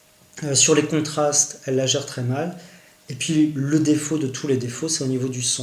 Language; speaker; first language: French; native; French